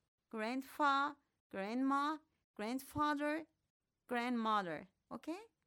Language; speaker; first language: English; non-native, fluent; Turkish